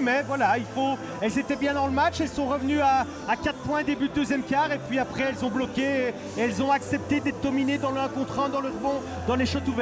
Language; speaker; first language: French; native; French